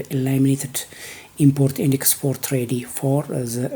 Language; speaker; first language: English; non-native, local second language; Amharic